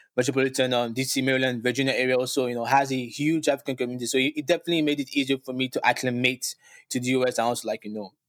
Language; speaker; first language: English; non-native, local second language; Yoruba